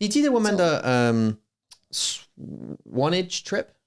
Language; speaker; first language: Chinese; non-native, learner; English